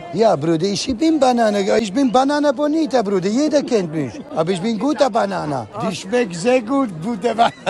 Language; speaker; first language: German; non-native, learner; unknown